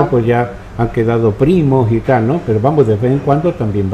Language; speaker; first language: Spanish; native; Spanish